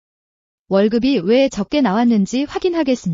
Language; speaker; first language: Korean; non-native, learner; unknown